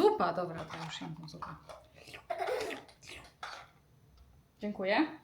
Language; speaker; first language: Polish; native; Polish